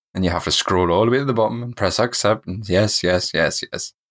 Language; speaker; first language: English; native; English